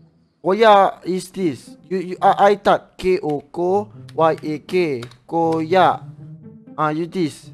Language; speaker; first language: English; non-native, learner; Malay